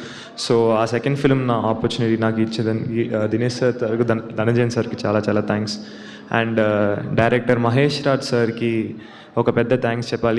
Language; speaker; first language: Telugu; non-native, learner; Tamil